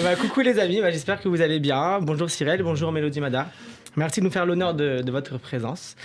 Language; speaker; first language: French; native; French